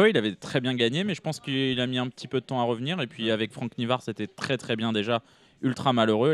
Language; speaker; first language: French; native; French